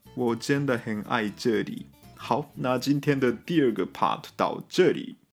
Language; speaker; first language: Chinese; non-native, fluent; Japanese